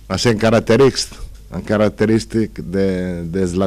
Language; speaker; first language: French; non-native, learner; Italian